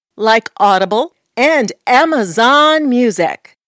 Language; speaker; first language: English; early bilingual, other home language; Spanish